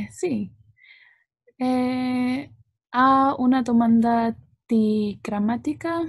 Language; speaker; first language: Italian; non-native, learner; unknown